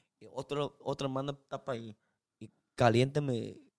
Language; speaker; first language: Spanish; non-native, learner; Chinese